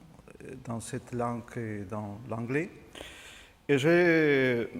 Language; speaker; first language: French; non-native, fluent; Spanish